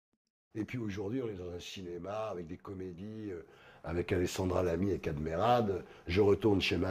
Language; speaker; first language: French; native; French